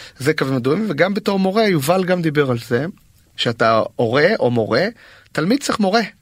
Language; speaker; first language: Hebrew; native; Hebrew